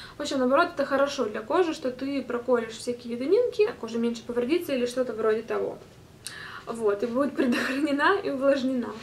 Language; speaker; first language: Russian; native; Russian